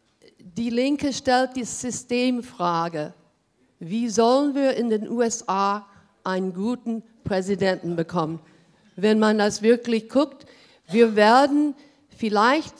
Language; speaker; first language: German; early bilingual, heritage; German